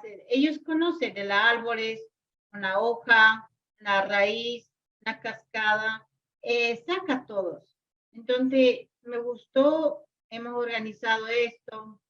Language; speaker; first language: Spanish; non-native, local second language; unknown